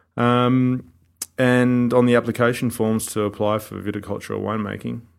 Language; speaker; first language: English; native; English